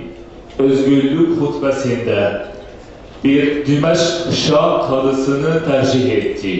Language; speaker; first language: Turkish; non-native, fluent; Arabic